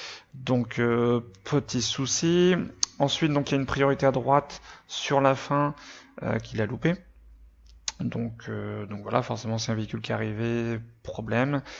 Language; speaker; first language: French; native; French